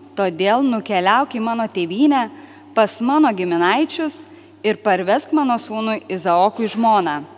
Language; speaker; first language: Lithuanian; native; Lithuanian